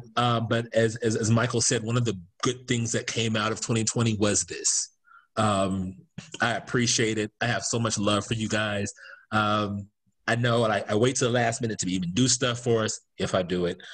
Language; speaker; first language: English; native; English